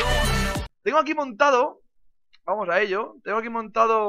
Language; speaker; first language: Spanish; native; Spanish